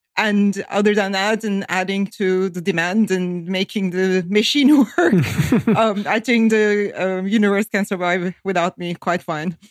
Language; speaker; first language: English; non-native, fluent; Turkish